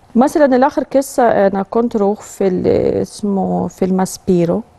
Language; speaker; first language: Arabic; non-native, learner; Russian